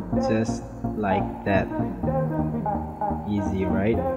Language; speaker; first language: English; non-native, fluent; Indonesian